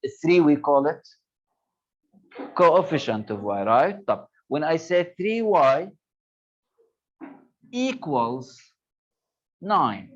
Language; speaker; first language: English; non-native, local second language; Arabic